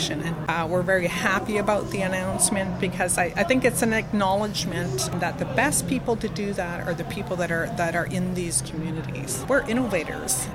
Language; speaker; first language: English; native; English